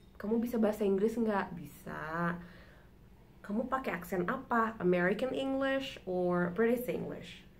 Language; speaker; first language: Indonesian; native; Indonesian